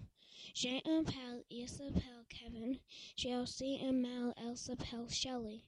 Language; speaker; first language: French; non-native, local second language; English